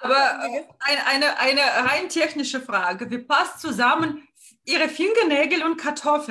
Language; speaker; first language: German; non-native, fluent; Russian